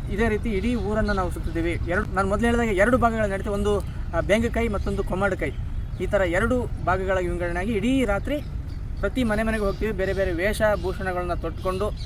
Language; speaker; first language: Kannada; non-native, local second language; Kodava